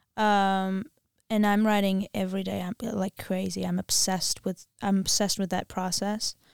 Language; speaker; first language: English; non-native, fluent; Armenian